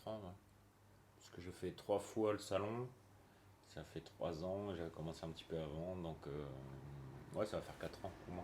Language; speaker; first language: French; native; French